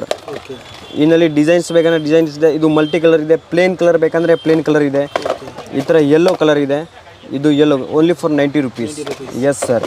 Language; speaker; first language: Kannada; non-native, local second language; Hindi